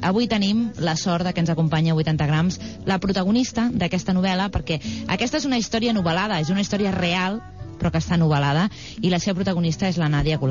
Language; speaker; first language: Catalan; native; Catalan